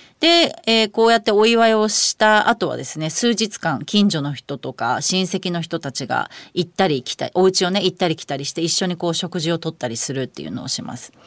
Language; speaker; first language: Japanese; native; Japanese